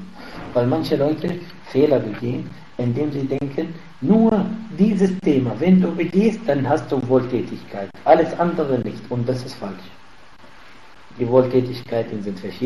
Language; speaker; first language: German; non-native, fluent; Arabic